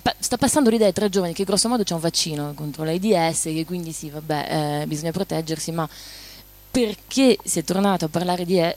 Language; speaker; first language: Italian; non-native, fluent; French